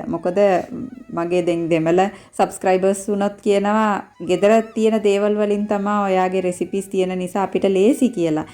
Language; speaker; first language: Sinhala; non-native, local second language; Tamil